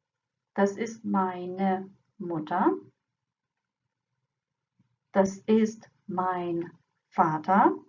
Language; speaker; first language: German; non-native, fluent; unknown